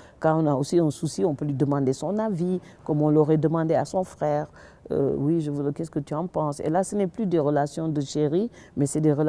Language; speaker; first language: French; non-native, local second language; Wolof